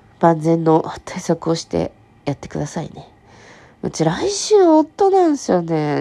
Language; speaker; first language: Japanese; native; Japanese